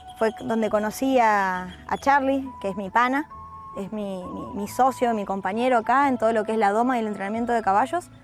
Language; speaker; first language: Spanish; native; Spanish